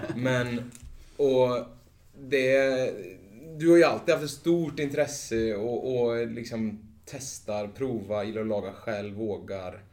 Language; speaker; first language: Swedish; native; Swedish